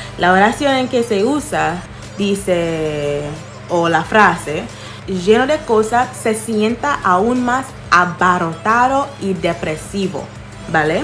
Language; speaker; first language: Spanish; non-native, fluent; English